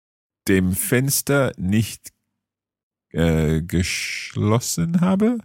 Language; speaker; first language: German; non-native, fluent; English